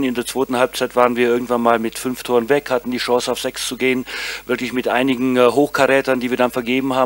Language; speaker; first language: German; native; German